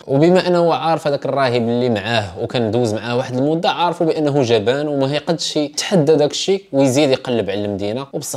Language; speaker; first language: Arabic; native; Arabic